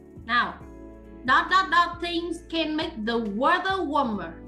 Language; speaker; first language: English; non-native, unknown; Vietnamese